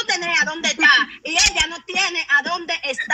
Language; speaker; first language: Spanish; native; Spanish